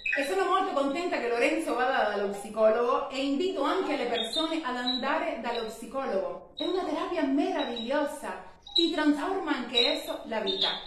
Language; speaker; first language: Italian; non-native, fluent; Spanish